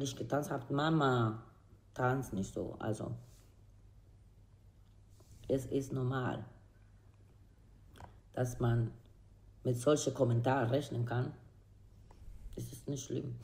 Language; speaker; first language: German; non-native, learner; Spanish